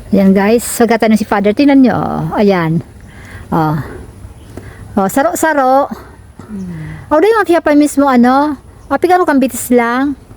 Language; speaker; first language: Filipino; non-native, local second language; Bikol